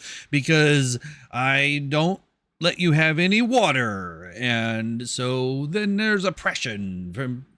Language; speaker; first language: English; native; English